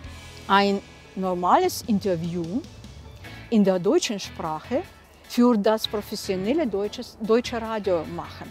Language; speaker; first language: German; non-native, local second language; Russian